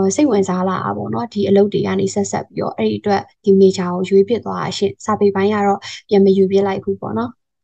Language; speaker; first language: Burmese; native; Burmese